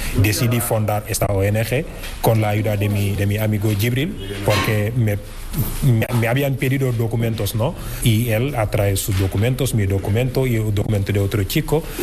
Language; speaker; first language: Spanish; non-native, fluent; Wolof